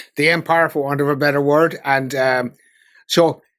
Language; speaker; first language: English; native; English